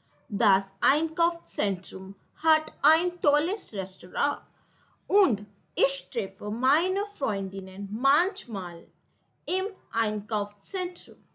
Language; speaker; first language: German; non-native, fluent; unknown